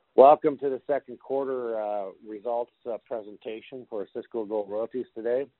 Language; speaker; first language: English; native; English